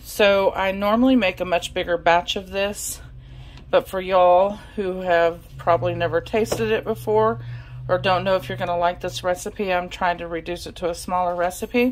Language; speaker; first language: English; native; English